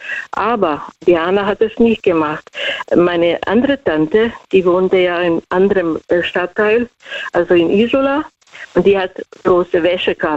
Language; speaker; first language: German; non-native, fluent; Slovenian